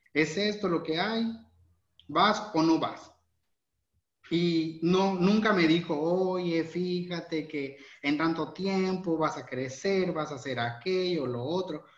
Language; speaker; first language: Spanish; native; Spanish